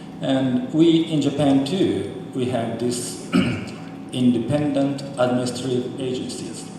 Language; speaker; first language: English; non-native, fluent; Japanese